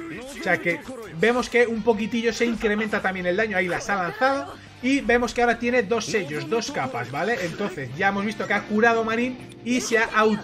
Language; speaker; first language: Spanish; native; Spanish